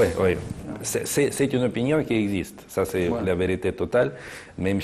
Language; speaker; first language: French; non-native, fluent; Russian